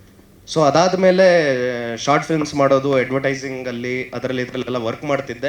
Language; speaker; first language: Kannada; native; Kannada